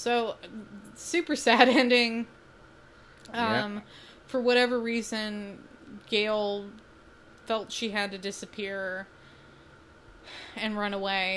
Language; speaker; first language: English; native; English